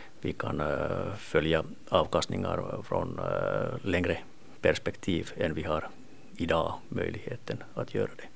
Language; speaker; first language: Swedish; non-native, local second language; Finnish